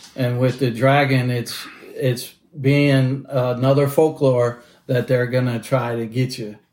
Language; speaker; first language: English; native; English